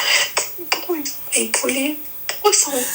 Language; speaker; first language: French; native; French